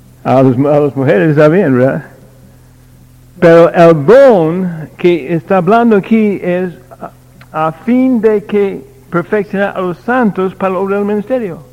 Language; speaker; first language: Spanish; non-native, learner; English